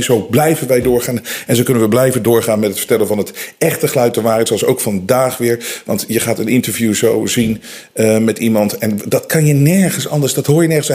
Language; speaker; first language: Dutch; native; Dutch